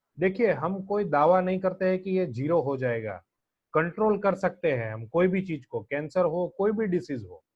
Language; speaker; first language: Hindi; non-native, local second language; Gujarati